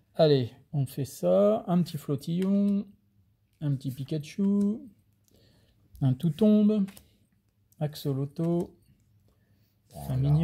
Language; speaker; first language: French; native; French